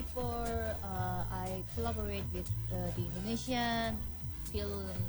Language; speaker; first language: English; non-native, learner; Korean